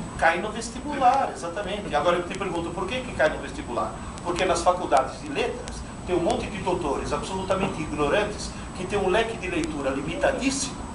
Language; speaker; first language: Portuguese; non-native, fluent; Italian